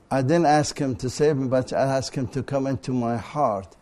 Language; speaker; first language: English; non-native, fluent; Arabic